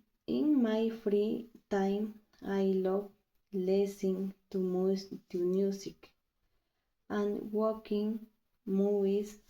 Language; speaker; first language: English; non-native, learner; Spanish